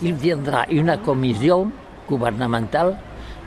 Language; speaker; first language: French; non-native, learner; Catalan